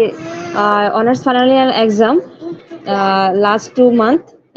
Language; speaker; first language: English; non-native, learner; Bangla